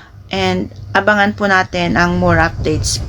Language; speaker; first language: Filipino; native; Filipino